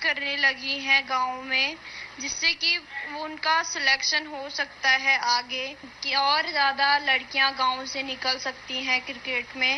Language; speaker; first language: Hindi; native; Hindi